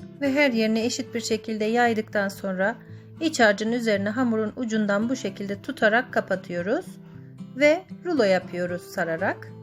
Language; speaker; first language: Turkish; native; Turkish